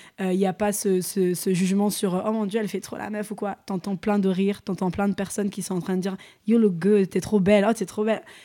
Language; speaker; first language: French; early bilingual, other home language; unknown